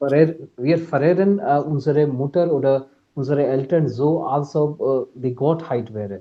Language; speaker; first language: German; non-native, fluent; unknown